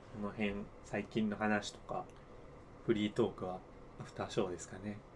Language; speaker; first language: Japanese; native; Japanese